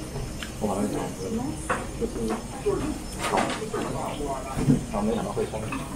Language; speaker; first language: Japanese; non-native, learner; Chinese